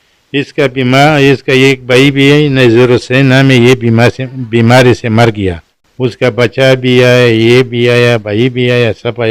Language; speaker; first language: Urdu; non-native, local second language; Pashto